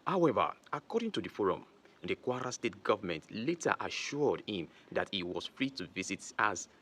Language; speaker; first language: English; non-native, local second language; Yoruba